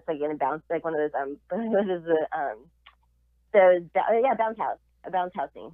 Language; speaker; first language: English; native; English